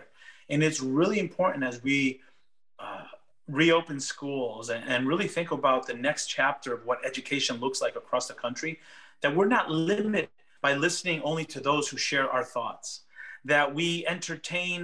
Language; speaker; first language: English; early bilingual, other home language; Spanish